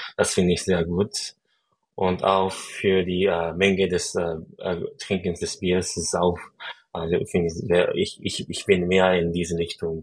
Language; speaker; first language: German; non-native, fluent; Japanese